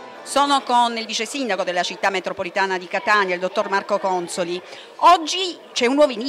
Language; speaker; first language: Italian; native; Italian